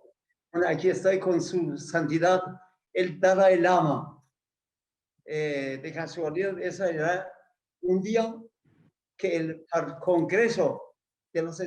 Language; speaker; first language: Spanish; non-native, fluent; Persian